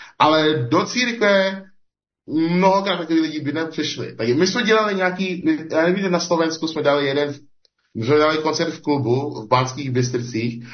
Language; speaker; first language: Czech; non-native, fluent; English